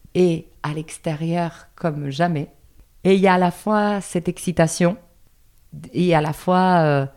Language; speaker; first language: French; non-native, fluent; Spanish